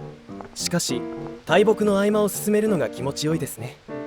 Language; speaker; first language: Japanese; native; Japanese